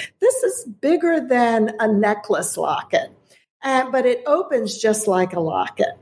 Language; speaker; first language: English; early bilingual, other home language; German